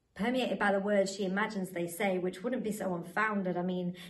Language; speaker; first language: English; native; English